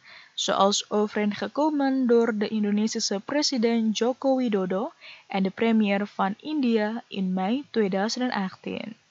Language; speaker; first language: Dutch; non-native, fluent; Indonesian